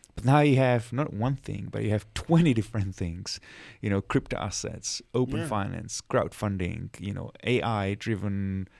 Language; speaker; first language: English; non-native, fluent; Czech